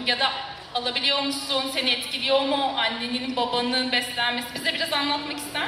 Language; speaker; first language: Turkish; native; Turkish